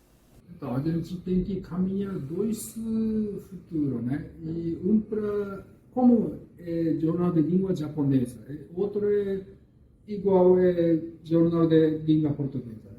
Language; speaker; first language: Portuguese; non-native, learner; Japanese